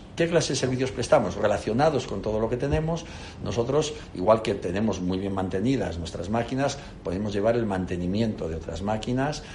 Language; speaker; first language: Spanish; native; Spanish